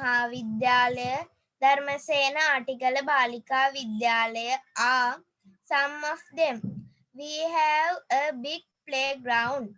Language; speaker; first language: English; non-native, learner; Sinhala